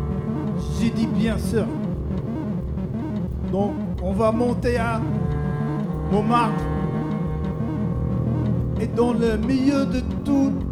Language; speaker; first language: French; non-native, learner; English